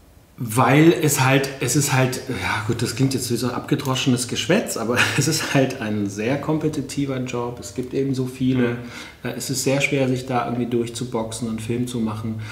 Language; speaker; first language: German; native; German